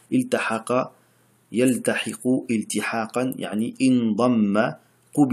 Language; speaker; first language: Arabic; non-native, fluent; French